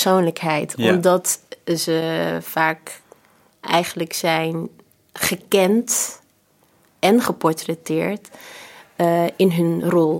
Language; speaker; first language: Dutch; early bilingual, other home language; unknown